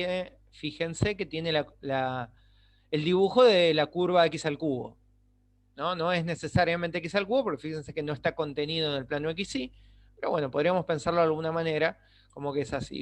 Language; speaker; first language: Spanish; native; Spanish